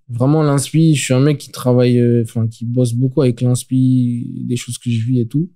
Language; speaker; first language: French; native; French